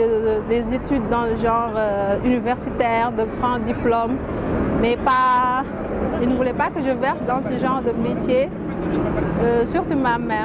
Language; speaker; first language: French; non-native, local second language; Wolof